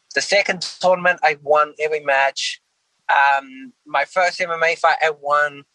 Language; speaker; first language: English; native; English